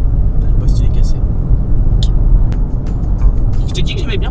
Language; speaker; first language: French; native; French